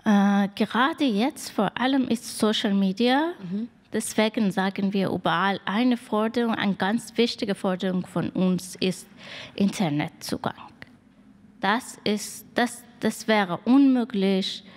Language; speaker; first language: German; non-native, learner; Persian